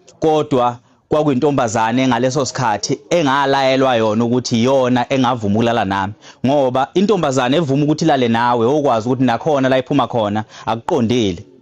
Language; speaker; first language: Zulu; native; Zulu